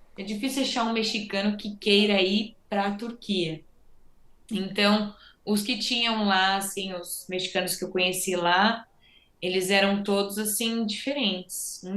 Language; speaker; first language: Portuguese; native; Portuguese